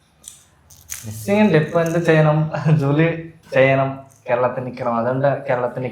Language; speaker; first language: Malayalam; non-native, learner; Bangla